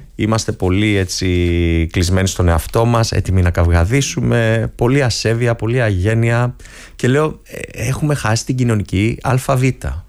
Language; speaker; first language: Greek; native; Greek